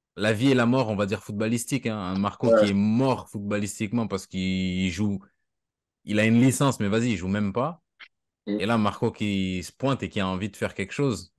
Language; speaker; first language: French; native; French